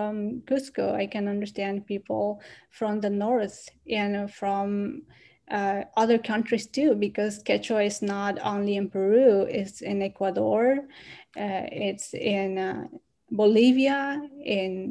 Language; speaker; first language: English; non-native, fluent; Quechua